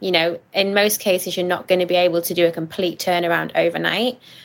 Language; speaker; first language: English; native; English